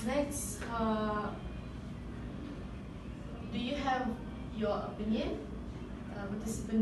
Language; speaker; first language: English; non-native, learner; Malay